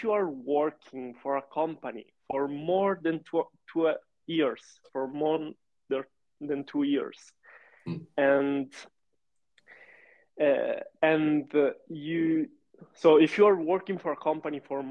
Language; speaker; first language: English; non-native, fluent; Italian